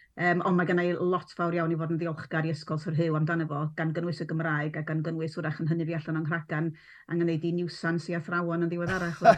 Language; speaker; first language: Welsh; non-native, local second language; English